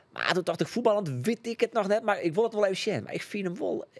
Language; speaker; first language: Dutch; native; Dutch